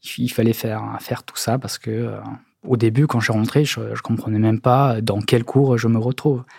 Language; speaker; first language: French; non-native, fluent; Mongolian